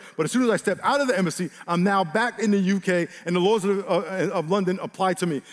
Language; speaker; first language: English; native; English